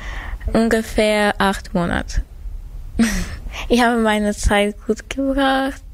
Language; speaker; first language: German; non-native, learner; Armenian